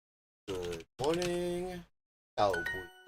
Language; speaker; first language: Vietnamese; non-native, learner; English